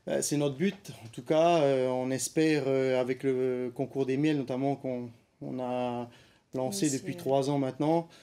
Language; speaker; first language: French; native; French